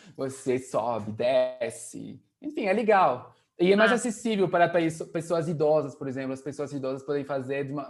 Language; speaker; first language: Portuguese; non-native, fluent; French